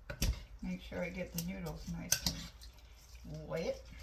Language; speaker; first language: English; native; English